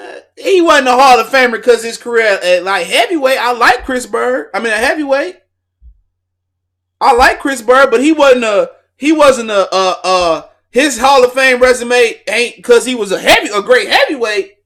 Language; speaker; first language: English; native; English